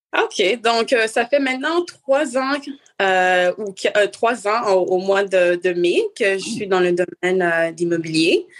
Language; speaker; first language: French; native; French